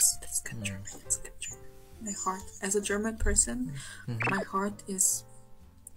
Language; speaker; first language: English; non-native, fluent; German